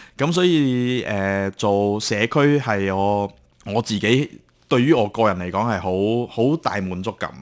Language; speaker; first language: Cantonese; native; Cantonese